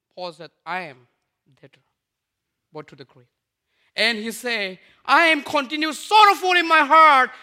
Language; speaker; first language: English; non-native, fluent; Burmese